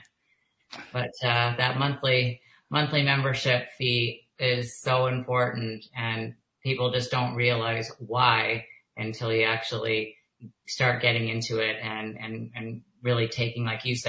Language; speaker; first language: English; native; English